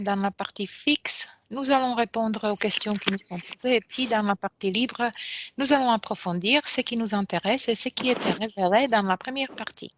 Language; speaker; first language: French; non-native, fluent; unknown